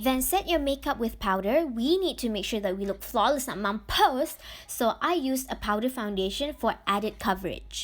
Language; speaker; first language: English; non-native, local second language; Malay